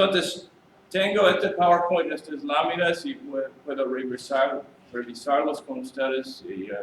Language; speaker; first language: Spanish; non-native, learner; English